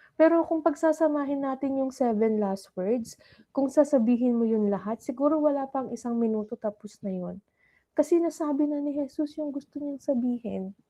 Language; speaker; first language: Filipino; non-native, local second language; Pampanga